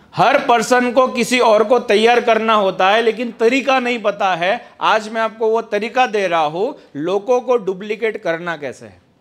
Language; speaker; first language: Hindi; non-native, local second language; Gujarati